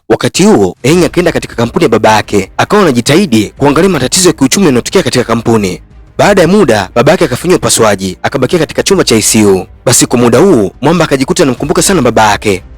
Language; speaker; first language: Swahili; native; Swahili